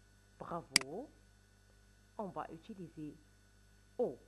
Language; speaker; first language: French; non-native, fluent; Arabic